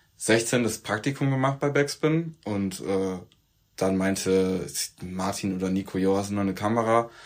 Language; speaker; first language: German; early bilingual, other home language; Turkish